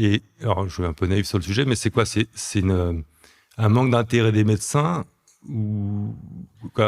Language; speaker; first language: French; native; French